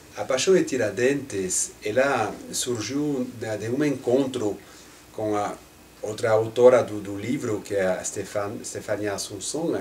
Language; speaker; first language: Portuguese; non-native, fluent; French